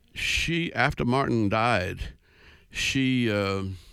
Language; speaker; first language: English; native; English